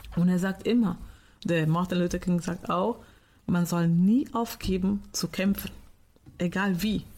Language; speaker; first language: German; non-native, fluent; Portuguese